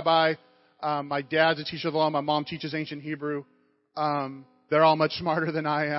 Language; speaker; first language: English; native; English